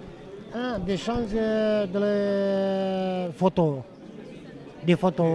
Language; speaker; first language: French; non-native, learner; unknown